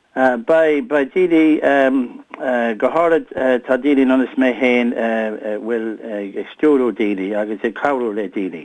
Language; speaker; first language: Irish; native; Irish